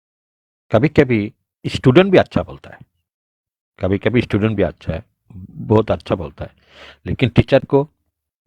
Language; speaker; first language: Hindi; non-native, local second language; Bangla